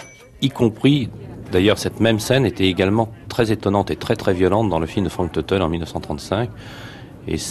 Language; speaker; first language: French; native; French